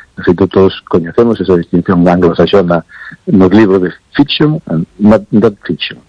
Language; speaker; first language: Galician; non-native, local second language; Spanish